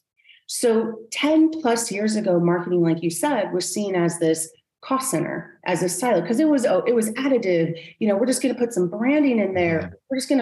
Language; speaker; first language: English; native; English